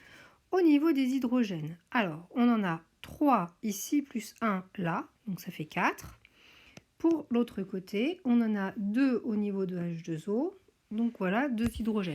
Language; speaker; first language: French; native; French